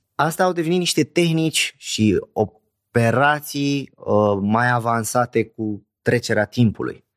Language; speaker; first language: Romanian; non-native, fluent; Arabic